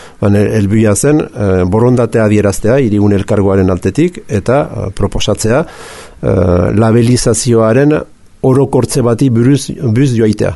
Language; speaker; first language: Basque; native; Basque